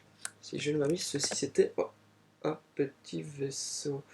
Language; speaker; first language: French; native; French